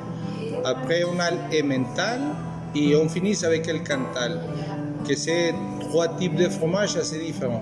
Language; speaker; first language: French; non-native, fluent; Spanish